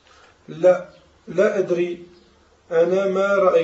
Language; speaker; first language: Arabic; non-native, learner; French